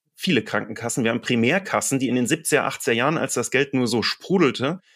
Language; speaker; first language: German; native; German